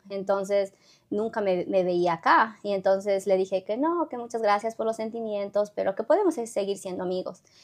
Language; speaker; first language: Spanish; native; Spanish